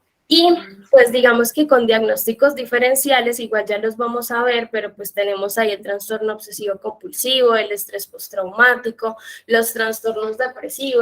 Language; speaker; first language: Spanish; native; Spanish